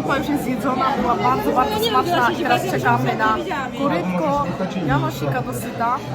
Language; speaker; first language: Polish; native; Polish